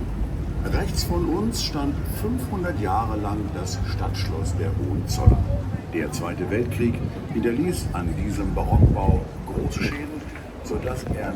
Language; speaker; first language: German; native; German